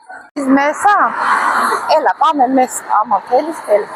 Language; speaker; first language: Greek; non-native, learner; Armenian